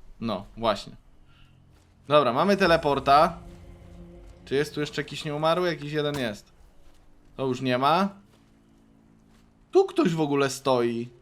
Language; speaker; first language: Polish; native; Polish